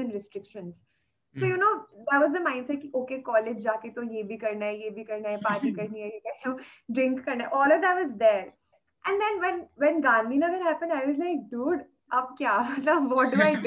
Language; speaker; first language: English; non-native, local second language; Hindi